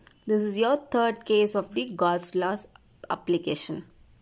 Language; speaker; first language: English; non-native, local second language; Tamil